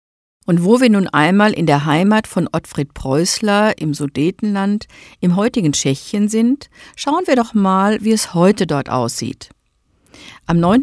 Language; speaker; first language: German; native; German